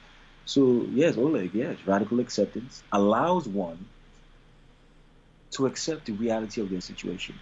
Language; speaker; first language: English; non-native, local second language; Yoruba